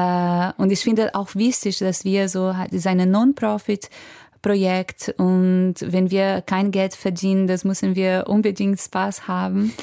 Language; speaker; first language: German; non-native, fluent; Portuguese